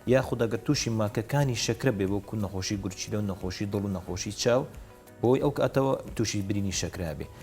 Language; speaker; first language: Central Kurdish; native; Central Kurdish